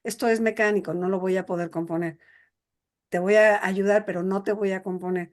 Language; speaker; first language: Spanish; native; Spanish